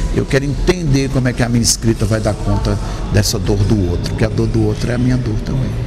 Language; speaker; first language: Portuguese; native; Portuguese